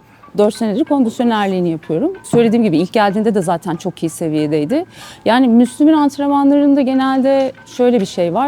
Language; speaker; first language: Turkish; native; Turkish